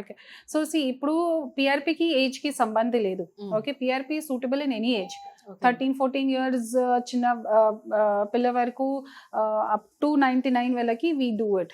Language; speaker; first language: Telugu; non-native, fluent; Hindi